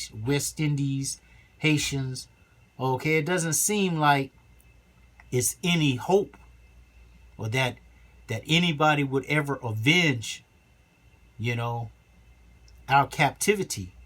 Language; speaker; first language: English; native; English